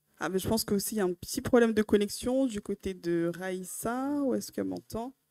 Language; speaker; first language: French; native; French